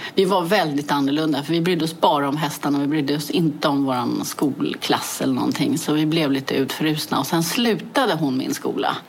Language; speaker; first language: Swedish; early bilingual, other home language; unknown